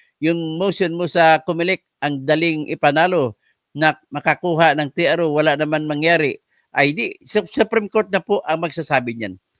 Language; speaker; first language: Filipino; non-native, local second language; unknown